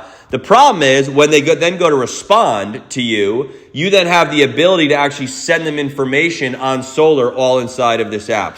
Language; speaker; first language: English; native; English